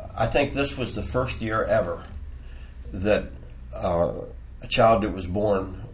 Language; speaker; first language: English; native; English